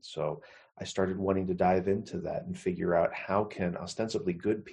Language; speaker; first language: English; native; English